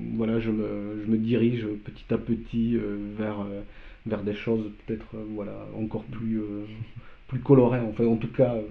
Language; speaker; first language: French; non-native, fluent; Polish